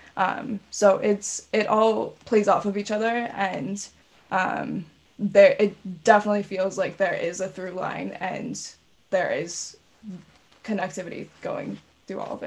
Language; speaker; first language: English; native; English